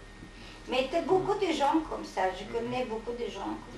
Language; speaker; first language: French; non-native, fluent; Hungarian